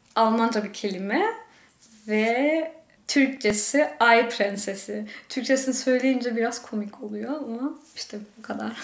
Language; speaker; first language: Turkish; early bilingual, heritage; Turkish